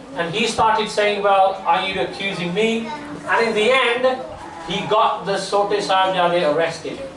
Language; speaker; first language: English; early bilingual, other home language; Punjabi